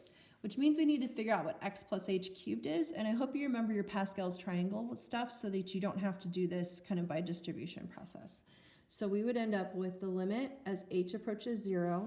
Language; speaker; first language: English; native; English